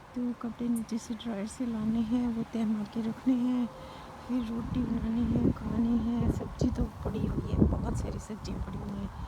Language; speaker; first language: Hindi; native; Hindi